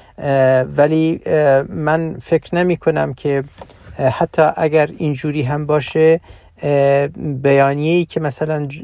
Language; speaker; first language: Persian; non-native, local second language; Central Kurdish